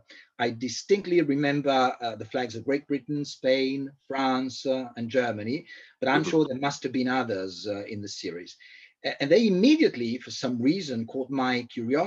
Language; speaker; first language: English; non-native, fluent; Italian